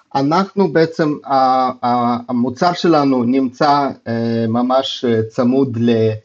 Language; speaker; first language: Hebrew; non-native, fluent; Russian